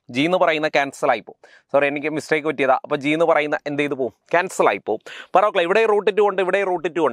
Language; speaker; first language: Malayalam; native; Malayalam